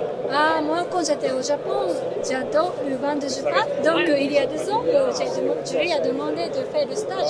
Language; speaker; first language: French; non-native, learner; Japanese